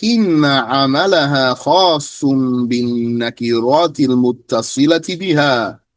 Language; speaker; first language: Arabic; non-native, fluent; English